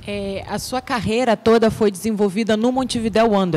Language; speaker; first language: Portuguese; native; Portuguese